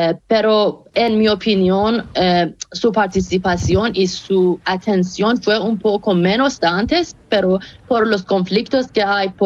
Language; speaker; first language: Spanish; non-native, fluent; Persian